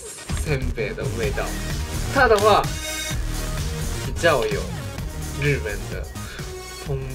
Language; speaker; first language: Chinese; non-native, fluent; Japanese